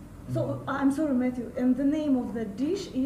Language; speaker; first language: English; non-native, fluent; Russian